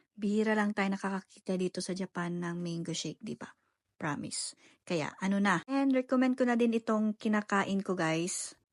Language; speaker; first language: Filipino; native; Filipino